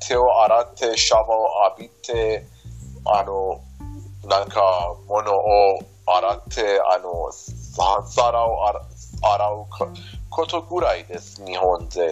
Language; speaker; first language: Japanese; non-native, fluent; Persian